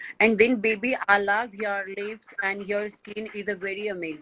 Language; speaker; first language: English; non-native, learner; Hindi